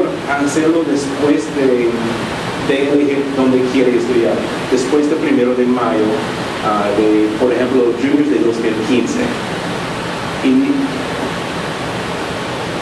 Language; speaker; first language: Spanish; non-native, fluent; English